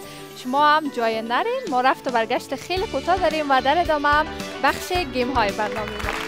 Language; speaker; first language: Persian; native; Persian